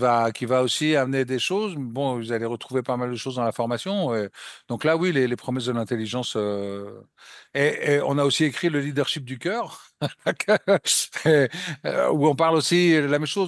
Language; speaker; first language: French; native; French